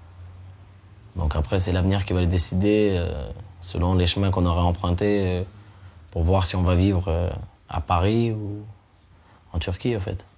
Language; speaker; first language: French; early bilingual, other home language; Turkish